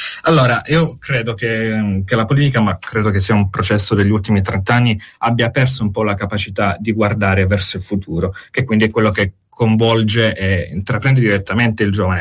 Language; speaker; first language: Italian; native; Italian